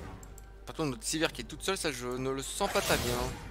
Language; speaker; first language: French; native; French